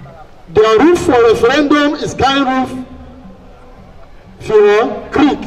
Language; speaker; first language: German; non-native, fluent; Igbo